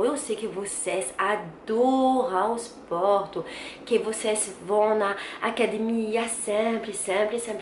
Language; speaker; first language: Portuguese; non-native, learner; French